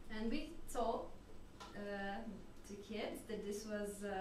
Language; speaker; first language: English; non-native, learner; French